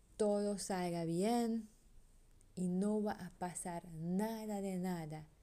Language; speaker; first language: Spanish; non-native, learner; Hungarian